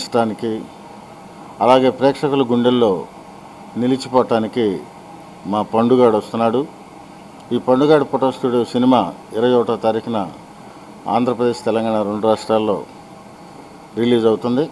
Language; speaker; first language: Telugu; native; Telugu